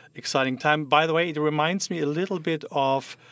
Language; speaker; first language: English; non-native, fluent; German